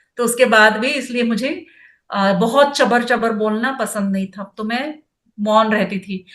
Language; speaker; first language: Hindi; non-native, local second language; Kannada